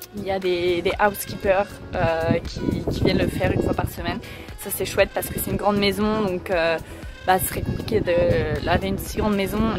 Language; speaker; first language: French; native; French